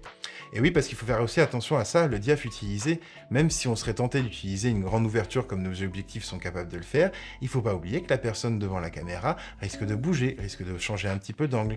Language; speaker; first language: French; native; French